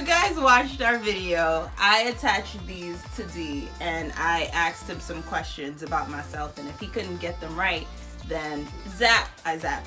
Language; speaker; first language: English; native; English